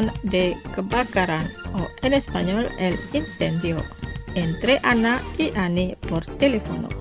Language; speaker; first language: Spanish; non-native, fluent; Indonesian